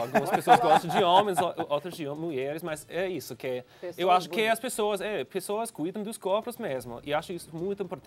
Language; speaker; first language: Portuguese; non-native, fluent; English